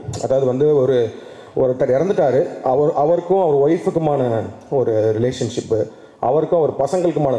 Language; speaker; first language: Tamil; native; Tamil